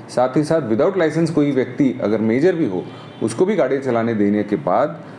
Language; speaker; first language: Hindi; non-native, local second language; Marathi